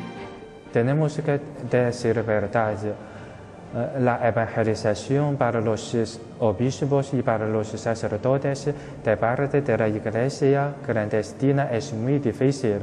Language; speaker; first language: Spanish; non-native, fluent; Chinese